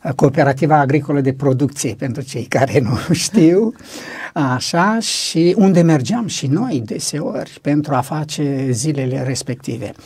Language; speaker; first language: Romanian; native; Romanian